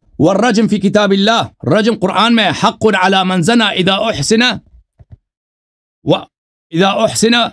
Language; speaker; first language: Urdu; non-native, fluent; Persian